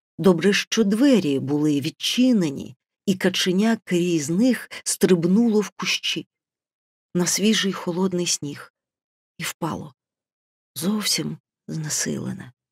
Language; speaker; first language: Ukrainian; native; Ukrainian